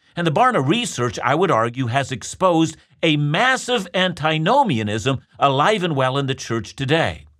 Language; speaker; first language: English; native; English